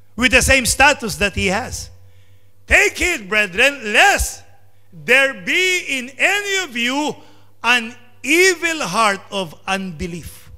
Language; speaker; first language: English; non-native, local second language; Filipino